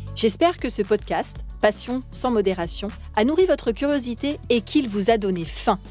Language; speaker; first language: French; native; French